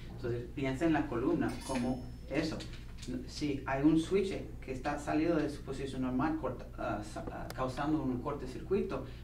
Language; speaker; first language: Spanish; non-native, fluent; English